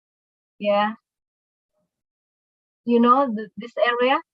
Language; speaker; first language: English; non-native, local second language; Indonesian